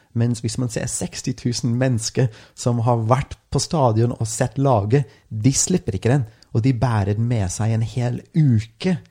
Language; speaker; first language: Norwegian; non-native, fluent; English